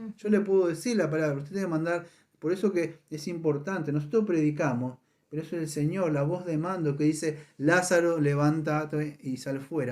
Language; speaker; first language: Spanish; native; Spanish